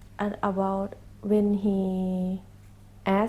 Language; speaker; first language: English; non-native, learner; Thai